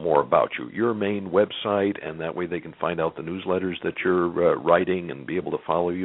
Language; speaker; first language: English; native; English